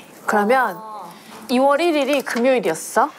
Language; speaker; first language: Korean; native; Korean